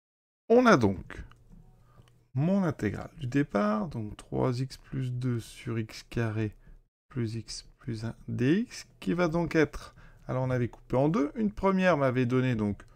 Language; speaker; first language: French; native; French